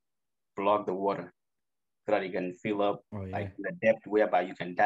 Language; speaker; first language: English; non-native, local second language; Gusii